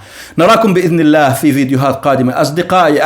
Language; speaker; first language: Arabic; native; Arabic